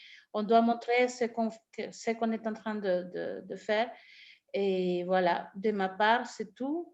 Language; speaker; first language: French; non-native, fluent; Spanish